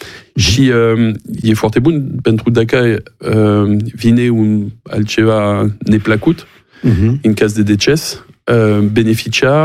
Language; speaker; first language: Romanian; non-native, learner; French